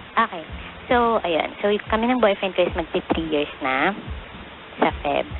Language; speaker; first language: Filipino; non-native, local second language; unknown